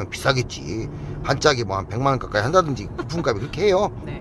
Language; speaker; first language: Korean; native; Korean